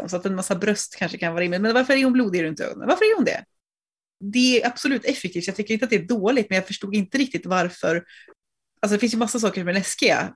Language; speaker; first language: Swedish; native; Swedish